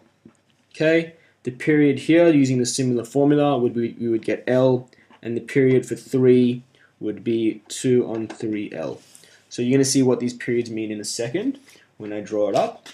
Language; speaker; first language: English; native; English